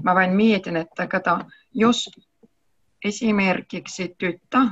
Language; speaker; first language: Finnish; non-native, learner; Russian